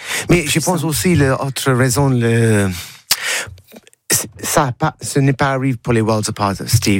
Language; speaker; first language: French; non-native, learner; English